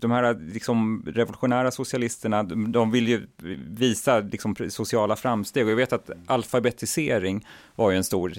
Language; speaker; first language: Swedish; native; Swedish